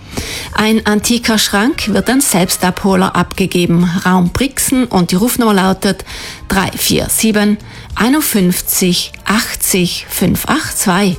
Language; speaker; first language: German; native; German